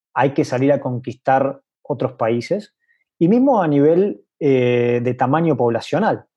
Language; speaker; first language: Spanish; native; Spanish